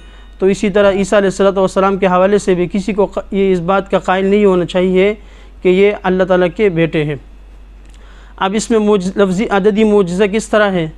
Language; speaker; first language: Urdu; native; Urdu